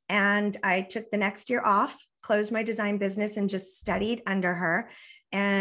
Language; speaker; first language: English; early bilingual, other home language; Spanish